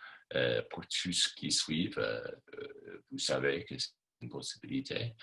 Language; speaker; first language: French; non-native, fluent; English